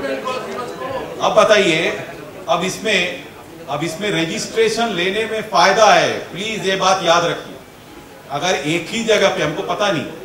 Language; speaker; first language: Hindi; non-native, local second language; Bangla